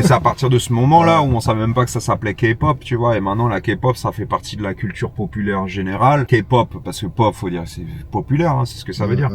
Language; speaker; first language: French; native; French